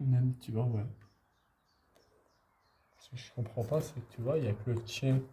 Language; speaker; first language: French; native; French